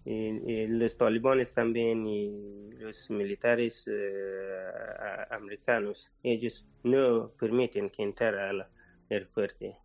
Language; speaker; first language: Spanish; non-native, learner; Persian